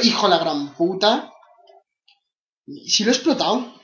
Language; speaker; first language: Spanish; native; Spanish